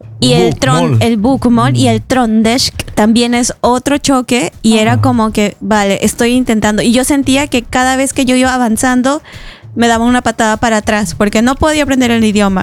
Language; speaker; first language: Spanish; native; Spanish